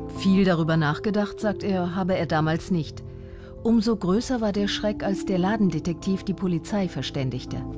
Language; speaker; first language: German; native; German